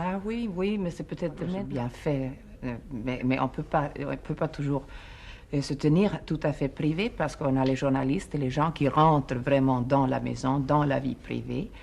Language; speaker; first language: French; non-native, fluent; Swedish